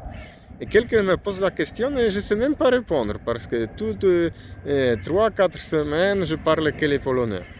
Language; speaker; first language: French; non-native, learner; Polish